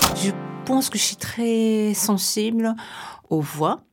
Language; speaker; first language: French; non-native, fluent; Japanese